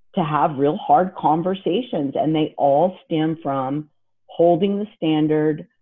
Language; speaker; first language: English; native; English